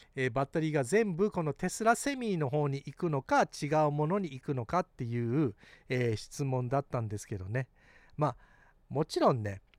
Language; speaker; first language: Japanese; early bilingual, heritage; Japanese